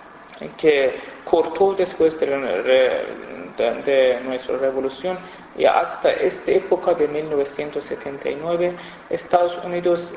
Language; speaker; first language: Spanish; non-native, fluent; Persian